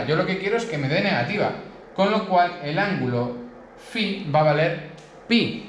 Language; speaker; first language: Spanish; native; Spanish